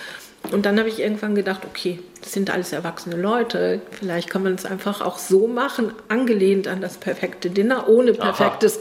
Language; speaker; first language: German; native; German